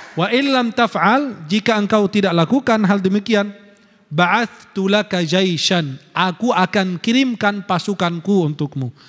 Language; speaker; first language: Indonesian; non-native, fluent; Arabic